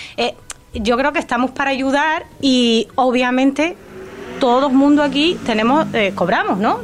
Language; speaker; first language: Spanish; non-native, fluent; Romanian